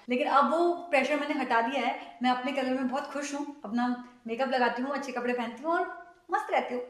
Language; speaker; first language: Hindi; native; Hindi